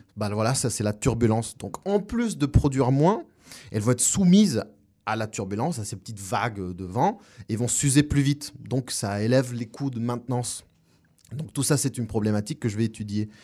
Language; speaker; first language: French; non-native, fluent; Spanish